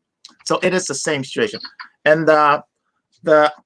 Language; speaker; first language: English; non-native, fluent; Japanese